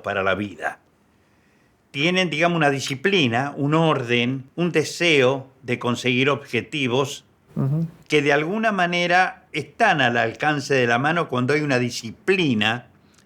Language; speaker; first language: Spanish; native; Spanish